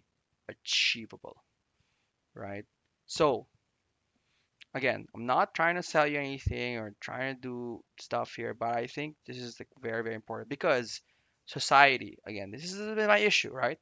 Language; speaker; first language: English; non-native, local second language; Filipino